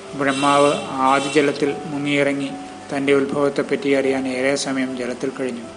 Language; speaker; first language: Malayalam; native; Malayalam